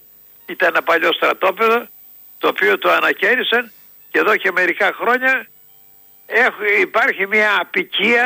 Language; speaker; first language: Greek; native; Greek